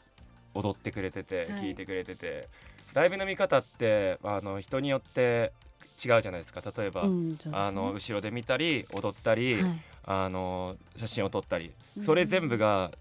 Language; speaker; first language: Japanese; native; Japanese